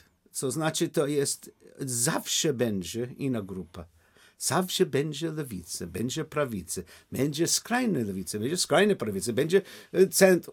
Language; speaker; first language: Polish; non-native, learner; English